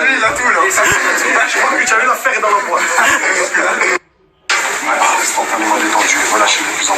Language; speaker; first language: French; native; French